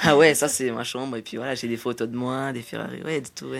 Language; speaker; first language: French; early bilingual, other home language; Tamil